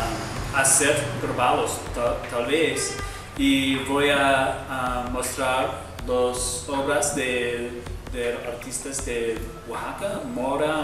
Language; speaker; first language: Spanish; non-native, learner; English